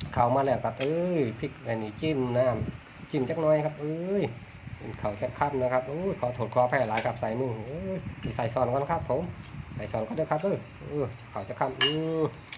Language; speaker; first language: Thai; native; Thai